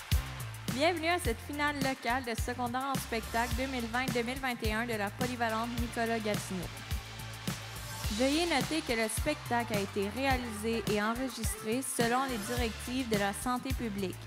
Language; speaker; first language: French; native; French